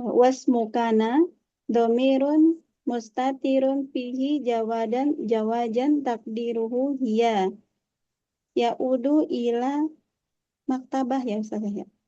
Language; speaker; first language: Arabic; non-native, learner; Indonesian